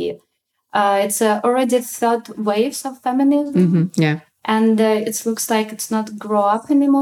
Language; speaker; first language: English; non-native, learner; Russian